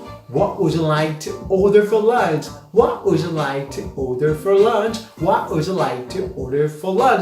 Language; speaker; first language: English; non-native, fluent; Korean